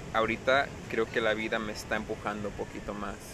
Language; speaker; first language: Spanish; early bilingual, heritage; Spanish